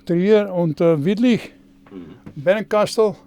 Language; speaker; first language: German; non-native, learner; Dutch